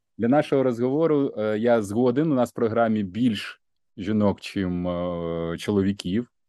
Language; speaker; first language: Ukrainian; non-native, local second language; Russian